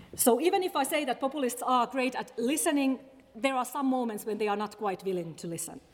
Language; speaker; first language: English; non-native, fluent; Finnish